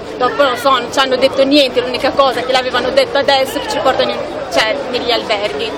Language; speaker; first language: Italian; non-native, fluent; Arabic